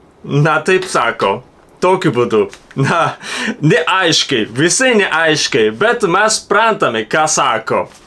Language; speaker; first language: Lithuanian; non-native, fluent; Japanese